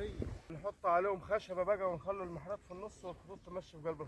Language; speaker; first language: Arabic; native; Arabic